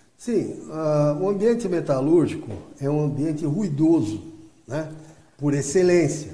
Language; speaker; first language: Portuguese; native; Portuguese